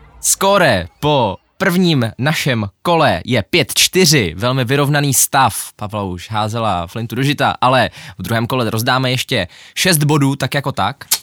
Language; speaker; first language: Czech; early bilingual, other home language; Ukrainian